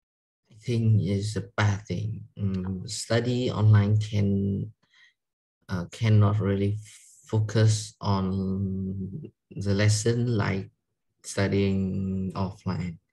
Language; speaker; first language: English; non-native, learner; Vietnamese